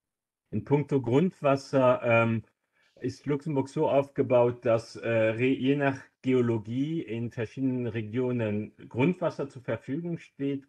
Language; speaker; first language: German; non-native, local second language; Luxembourgish